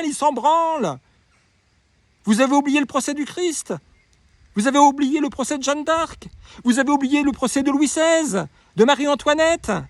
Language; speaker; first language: French; native; French